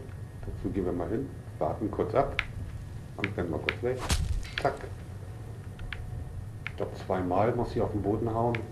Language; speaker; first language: German; native; German